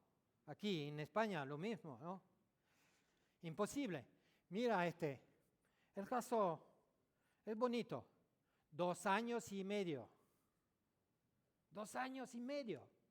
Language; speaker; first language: Spanish; non-native, learner; French